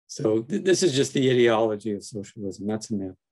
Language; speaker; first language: English; native; English